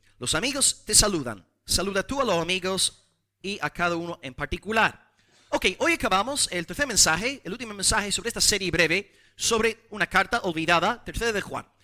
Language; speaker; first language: Spanish; non-native, fluent; English